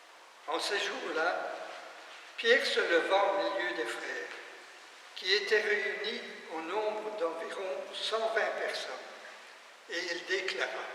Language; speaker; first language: French; native; French